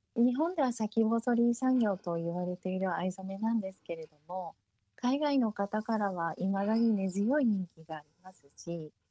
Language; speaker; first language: Japanese; early bilingual, heritage; Japanese